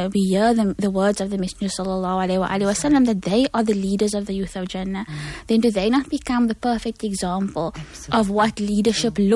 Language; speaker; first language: English; native; English